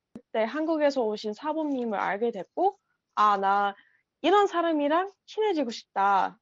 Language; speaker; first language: Korean; non-native, fluent; English